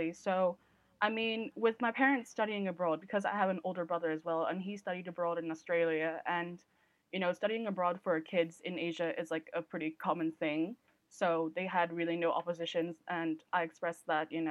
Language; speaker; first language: English; non-native, local second language; Cantonese